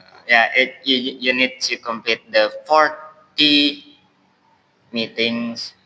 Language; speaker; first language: English; non-native, learner; Indonesian